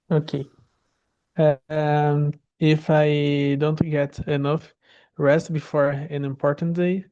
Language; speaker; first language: English; non-native, learner; Portuguese